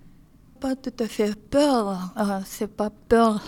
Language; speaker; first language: French; non-native, learner; Filipino